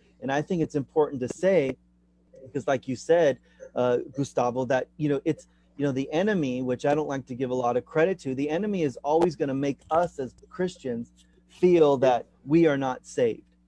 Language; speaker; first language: English; native; English